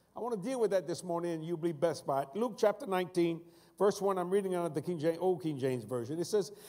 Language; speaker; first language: English; native; English